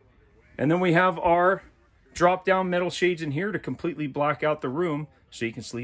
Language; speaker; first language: English; native; English